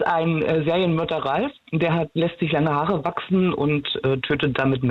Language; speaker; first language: German; native; German